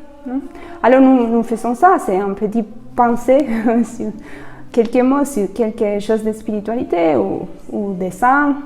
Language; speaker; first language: French; non-native, fluent; Spanish